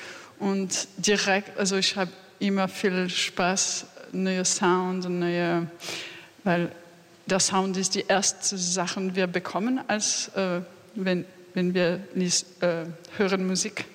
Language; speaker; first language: German; non-native, learner; French